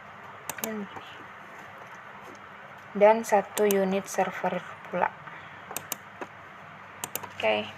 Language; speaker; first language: Indonesian; native; Indonesian